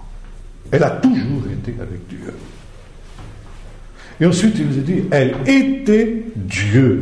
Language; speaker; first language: French; native; French